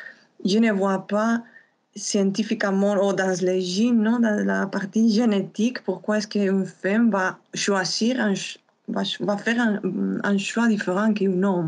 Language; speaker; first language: French; non-native, fluent; Spanish